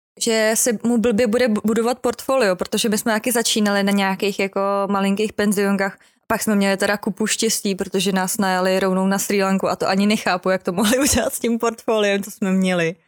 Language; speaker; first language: Czech; native; Czech